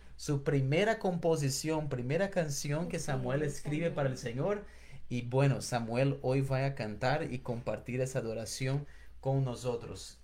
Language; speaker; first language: Spanish; non-native, fluent; Portuguese